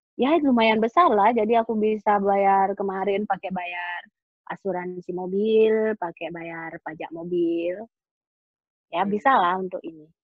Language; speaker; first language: Indonesian; native; Indonesian